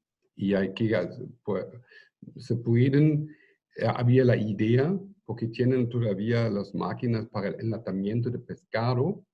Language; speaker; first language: Spanish; non-native, fluent; German